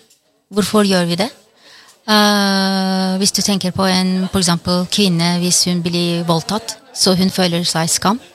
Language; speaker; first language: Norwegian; non-native, fluent; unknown